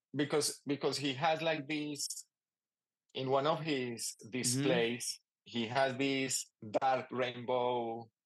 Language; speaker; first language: English; non-native, fluent; Spanish